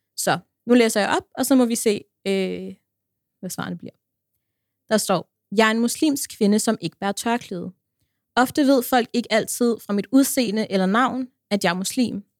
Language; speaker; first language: Danish; early bilingual, other home language; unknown